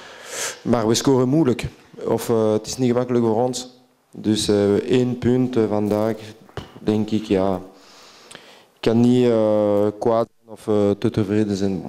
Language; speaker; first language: Dutch; non-native, local second language; French